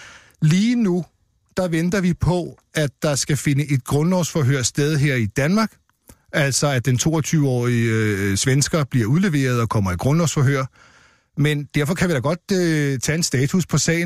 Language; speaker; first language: Danish; native; Danish